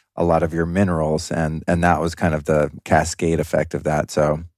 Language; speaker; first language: English; native; English